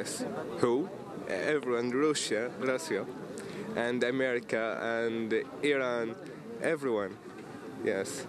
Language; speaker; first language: English; non-native, fluent; Arabic